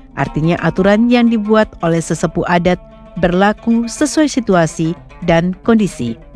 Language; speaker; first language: Indonesian; native; Indonesian